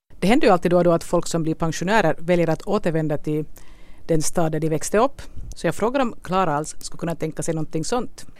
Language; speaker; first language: Swedish; native; Swedish